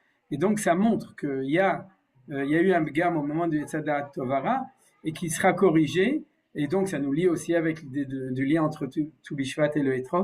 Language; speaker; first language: French; native; French